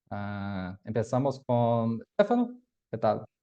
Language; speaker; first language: Spanish; non-native, fluent; Portuguese